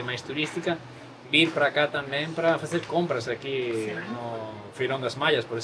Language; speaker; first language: Portuguese; non-native, learner; Spanish